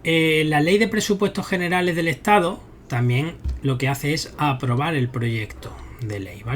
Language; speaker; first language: Spanish; native; Spanish